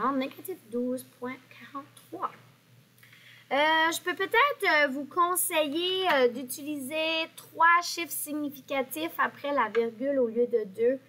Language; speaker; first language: French; native; French